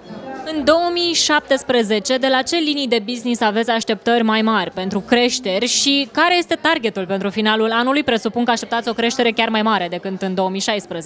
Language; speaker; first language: Romanian; native; Romanian